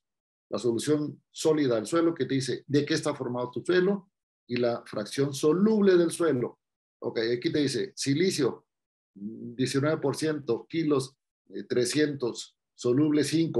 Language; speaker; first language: Spanish; native; Spanish